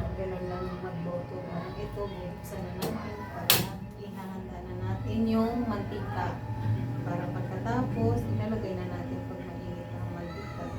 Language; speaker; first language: Filipino; non-native, local second language; Cebuano